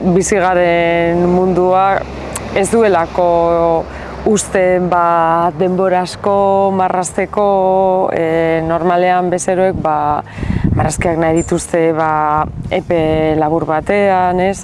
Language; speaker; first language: Basque; non-native, local second language; Spanish